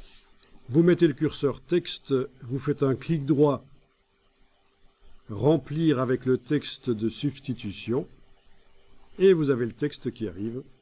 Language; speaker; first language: French; native; French